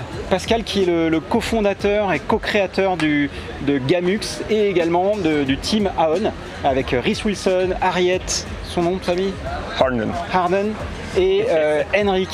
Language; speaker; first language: French; native; French